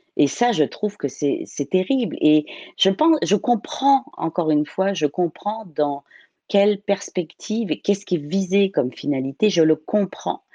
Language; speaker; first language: French; native; French